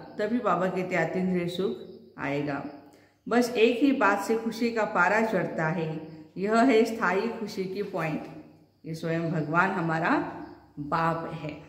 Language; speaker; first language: Hindi; non-native, local second language; Marathi